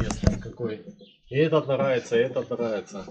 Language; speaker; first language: Russian; native; Russian